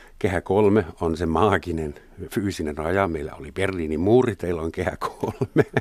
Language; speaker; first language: Finnish; non-native, fluent; German